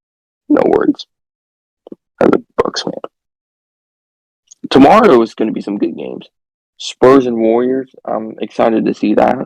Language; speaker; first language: English; native; English